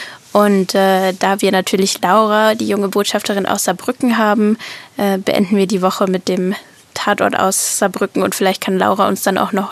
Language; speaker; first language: German; native; German